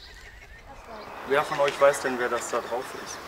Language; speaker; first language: German; native; German